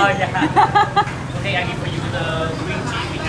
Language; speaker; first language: English; non-native, learner; Vietnamese